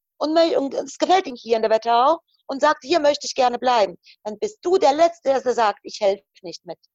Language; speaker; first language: German; non-native, fluent; Croatian